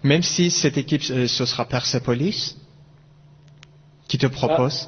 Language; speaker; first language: French; non-native, fluent; Persian